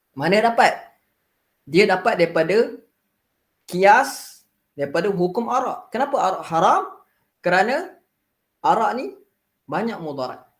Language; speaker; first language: Malay; native; Malay